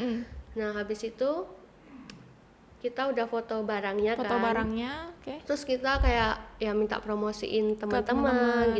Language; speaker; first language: Indonesian; native; Indonesian